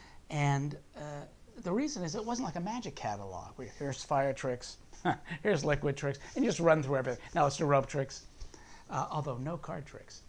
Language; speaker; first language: English; native; English